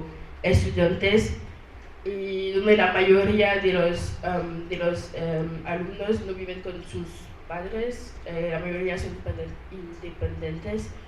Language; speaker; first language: Spanish; non-native, learner; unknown